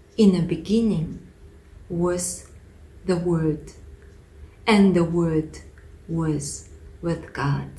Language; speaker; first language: English; non-native, fluent; Russian